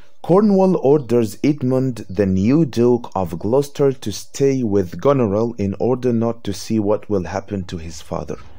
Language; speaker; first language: English; non-native, fluent; Arabic